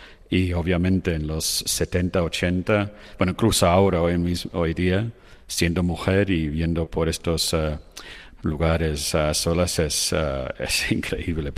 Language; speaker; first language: Spanish; non-native, fluent; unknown